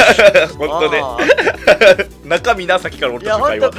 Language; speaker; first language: Japanese; native; Japanese